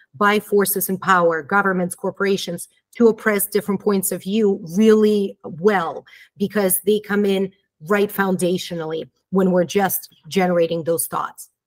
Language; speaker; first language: English; early bilingual, other home language; Romanian